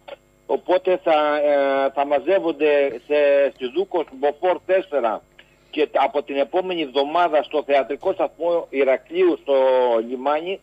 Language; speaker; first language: Greek; native; Greek